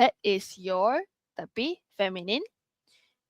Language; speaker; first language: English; non-native, local second language; Malay